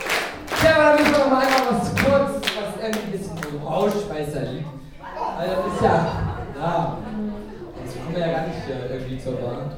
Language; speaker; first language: German; native; German